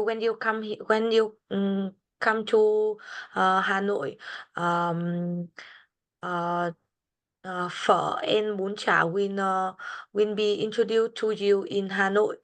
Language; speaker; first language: English; non-native, learner; Vietnamese